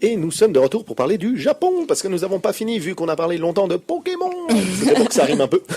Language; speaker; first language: French; native; French